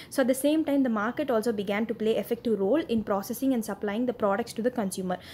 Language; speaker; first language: English; non-native, local second language; Tamil